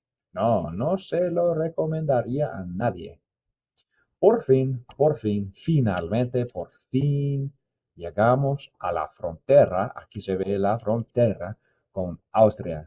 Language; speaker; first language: Spanish; non-native, fluent; English